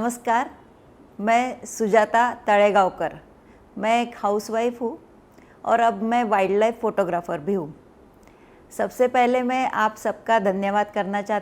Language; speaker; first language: Hindi; non-native, local second language; Marathi